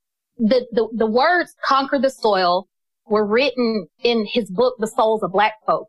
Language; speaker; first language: English; native; English